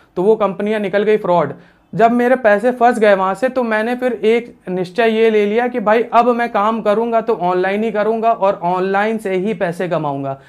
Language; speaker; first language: Hindi; native; Hindi